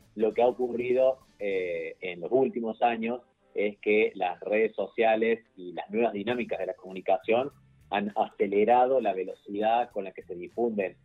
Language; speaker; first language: Spanish; native; Spanish